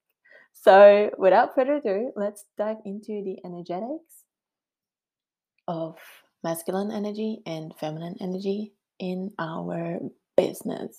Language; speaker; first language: English; non-native, fluent; Swiss German